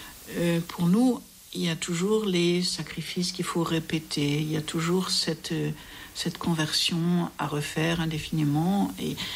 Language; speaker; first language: French; native; French